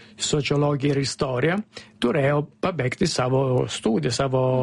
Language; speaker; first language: Lithuanian; non-native, fluent; Italian